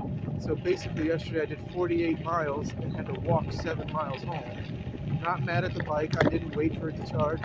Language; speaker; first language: English; native; English